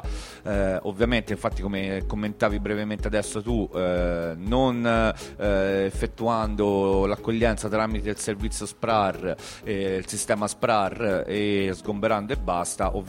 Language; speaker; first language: Italian; native; Italian